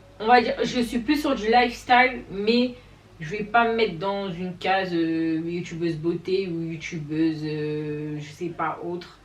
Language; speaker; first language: French; native; French